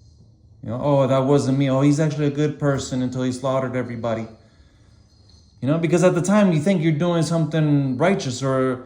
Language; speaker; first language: English; native; English